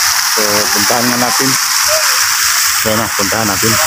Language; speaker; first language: Filipino; non-native, local second language; Cebuano